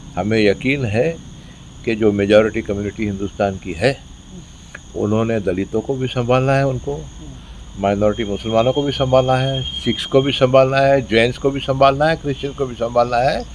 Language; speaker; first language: Hindi; native; Hindi